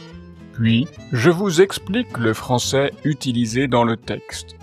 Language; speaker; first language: French; native; French